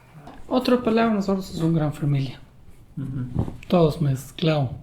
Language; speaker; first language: Spanish; non-native, learner; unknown